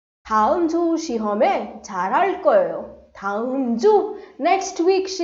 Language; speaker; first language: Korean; non-native, fluent; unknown